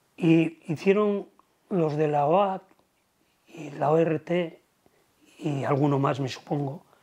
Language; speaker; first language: Spanish; native; Spanish